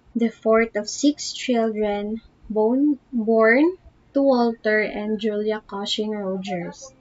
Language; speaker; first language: English; non-native, local second language; Filipino